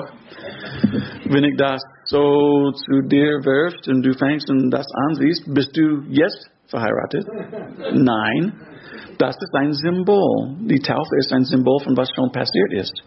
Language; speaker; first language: German; non-native, fluent; English